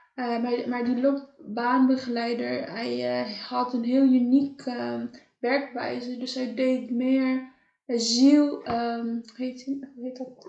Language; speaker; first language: Dutch; non-native, fluent; Kabuverdianu